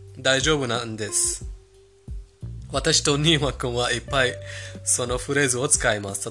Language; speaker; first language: Japanese; non-native, fluent; Persian